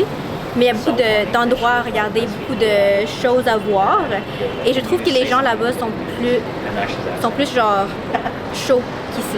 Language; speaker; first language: French; early bilingual, other home language; Vietnamese